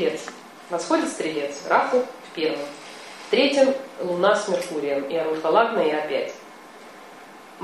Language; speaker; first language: Russian; native; Russian